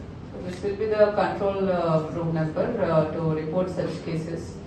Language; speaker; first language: English; non-native, local second language; Telugu